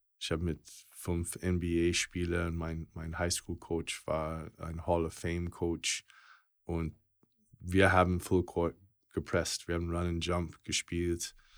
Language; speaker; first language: German; non-native, fluent; English